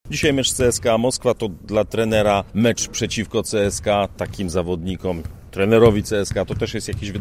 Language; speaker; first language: Polish; native; Polish